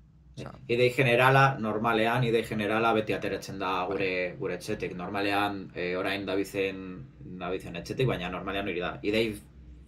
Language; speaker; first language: Basque; non-native, local second language; Spanish